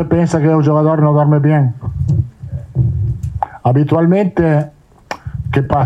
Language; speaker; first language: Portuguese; non-native, learner; Italian